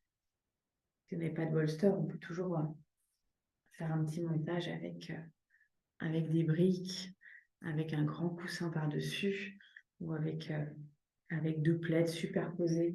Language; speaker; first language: French; native; French